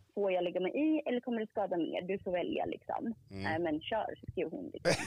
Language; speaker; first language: Swedish; early bilingual, other home language; Korean